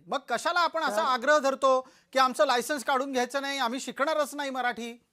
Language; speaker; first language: Marathi; native; Marathi